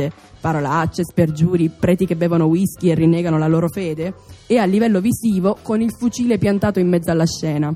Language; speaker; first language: Italian; native; Italian